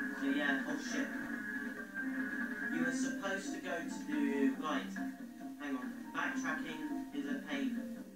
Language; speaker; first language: English; native; English